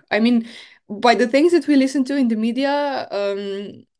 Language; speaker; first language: English; non-native, fluent; Slovenian